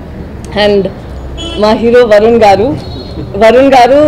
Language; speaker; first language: Telugu; non-native, fluent; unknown